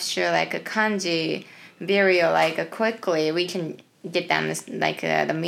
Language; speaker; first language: English; non-native, fluent; Japanese